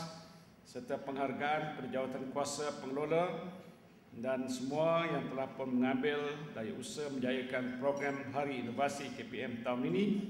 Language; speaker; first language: Malay; native; Malay